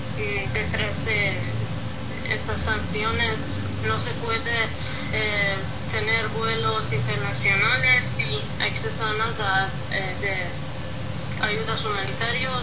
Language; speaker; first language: Spanish; non-native, learner; Persian